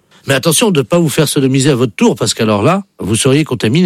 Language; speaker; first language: French; native; French